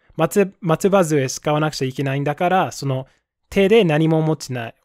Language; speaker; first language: Japanese; non-native, fluent; English